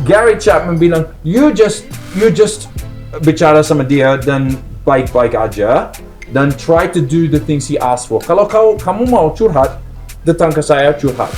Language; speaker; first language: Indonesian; non-native, learner; English